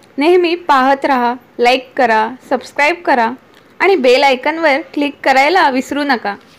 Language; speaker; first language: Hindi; non-native, local second language; Marathi